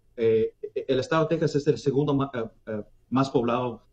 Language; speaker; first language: Spanish; early bilingual, heritage; Spanish